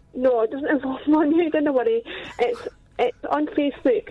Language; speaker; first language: English; native; English